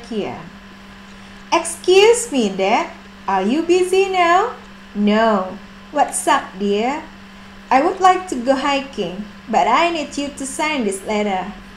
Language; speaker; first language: English; non-native, fluent; Indonesian